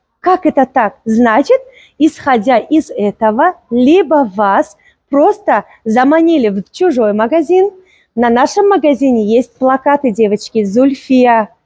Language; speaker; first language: Russian; non-native, local second language; Tajik